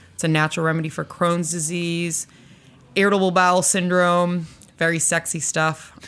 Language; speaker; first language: English; native; English